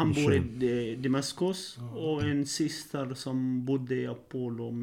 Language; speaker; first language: Swedish; non-native, fluent; Arabic